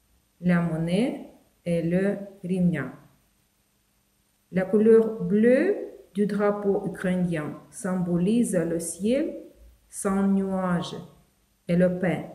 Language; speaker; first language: French; non-native, fluent; Ukrainian